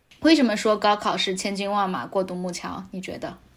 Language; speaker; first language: Chinese; native; Chinese